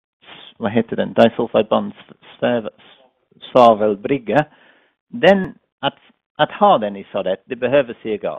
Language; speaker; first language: Swedish; non-native, fluent; English